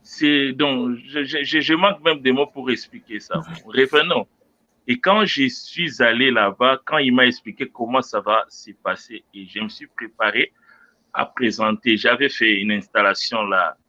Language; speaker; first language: French; non-native, local second language; Luba-Lulua